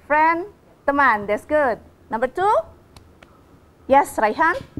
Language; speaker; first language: English; non-native, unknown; Indonesian